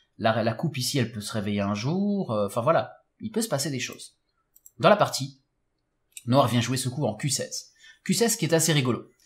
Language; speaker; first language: French; native; French